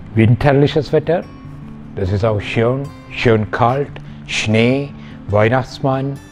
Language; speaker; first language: German; non-native, fluent; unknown